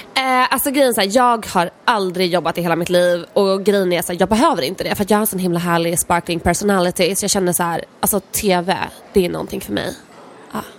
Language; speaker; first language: Swedish; early bilingual, other home language; Polish